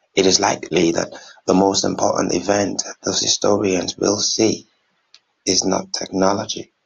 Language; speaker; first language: English; non-native, local second language; Yoruba